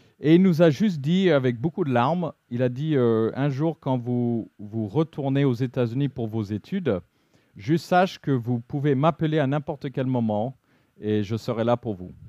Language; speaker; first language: French; non-native, fluent; English